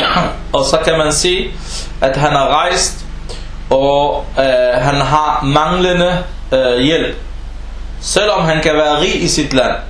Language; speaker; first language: Danish; early bilingual, other home language; Arabic